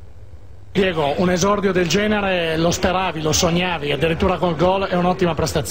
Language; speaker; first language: Italian; native; Italian